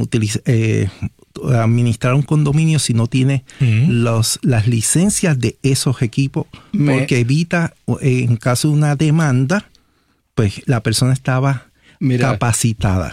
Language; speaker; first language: Spanish; native; Spanish